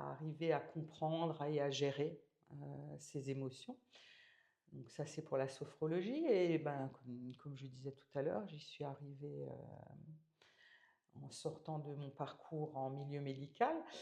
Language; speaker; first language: French; native; French